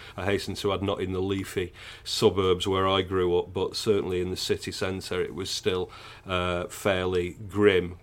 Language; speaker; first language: English; native; English